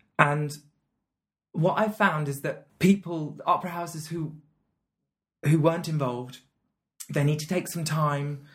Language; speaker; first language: English; native; English